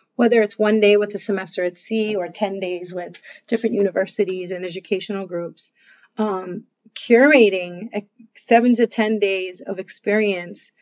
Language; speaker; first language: English; native; English